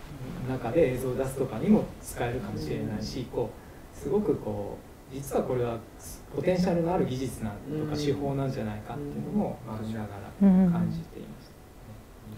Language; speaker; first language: Japanese; native; Japanese